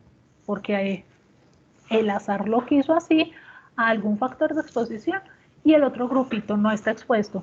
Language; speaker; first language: Spanish; native; Spanish